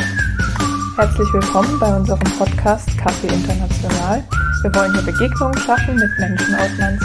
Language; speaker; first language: German; native; German